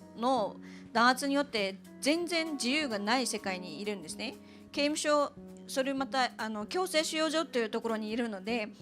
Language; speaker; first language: Japanese; non-native, fluent; Uyghur